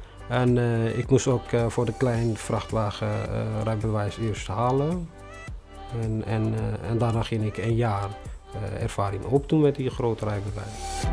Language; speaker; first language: Dutch; non-native, fluent; Tigrinya